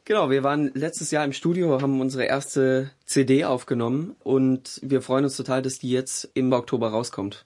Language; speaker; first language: German; native; German